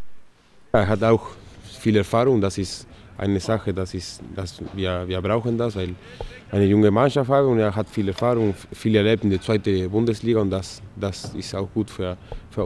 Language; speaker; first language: German; non-native, learner; Spanish